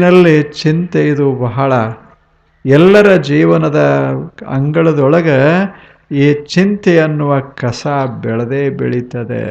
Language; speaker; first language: Kannada; native; Kannada